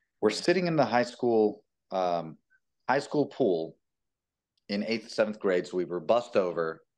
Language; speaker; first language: English; early bilingual, other home language; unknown